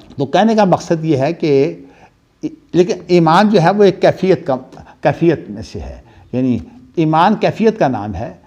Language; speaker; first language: Urdu; non-native, local second language; Punjabi